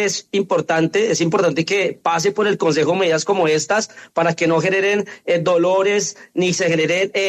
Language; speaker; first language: Spanish; native; Spanish